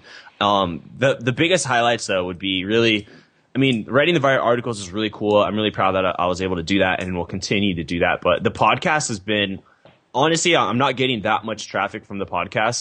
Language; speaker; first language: English; native; English